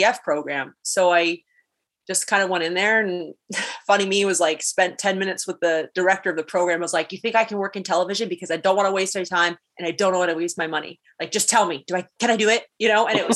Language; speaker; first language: English; native; English